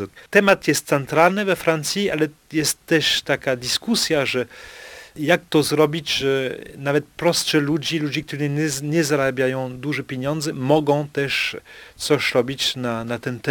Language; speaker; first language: Polish; non-native, fluent; French